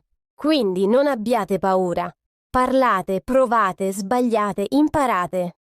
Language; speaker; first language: Italian; non-native, fluent; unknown